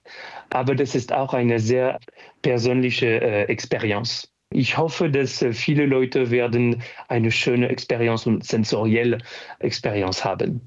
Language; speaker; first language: German; non-native, fluent; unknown